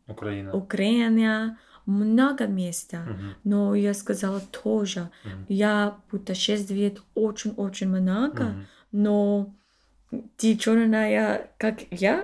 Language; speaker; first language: Russian; non-native, learner; English